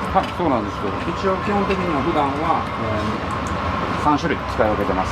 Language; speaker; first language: Japanese; native; Japanese